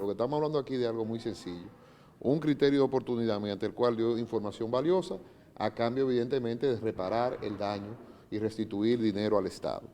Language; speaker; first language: Spanish; native; Spanish